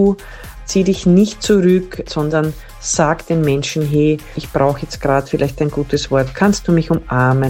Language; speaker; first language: German; native; German